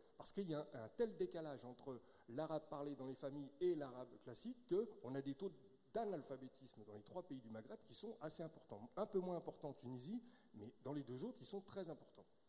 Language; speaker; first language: French; native; French